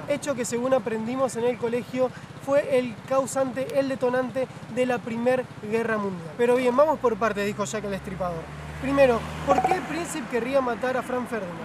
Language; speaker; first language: Spanish; native; Spanish